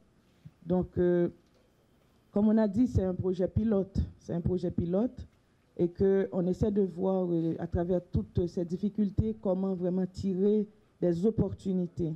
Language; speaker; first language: French; non-native, local second language; Haitian Creole